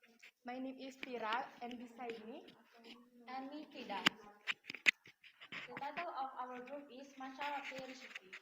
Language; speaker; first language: English; non-native, learner; Indonesian